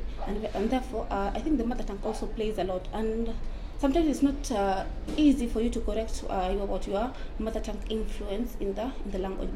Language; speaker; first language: English; non-native, local second language; Swahili